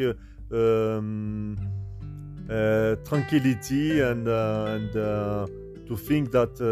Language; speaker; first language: English; non-native, learner; French